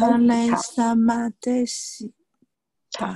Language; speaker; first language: Japanese; non-native, learner; Chinese